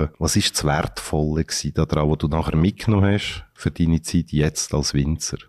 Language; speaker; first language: German; native; German